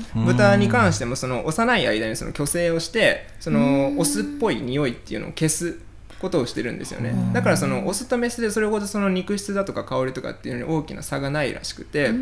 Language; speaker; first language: Japanese; native; Japanese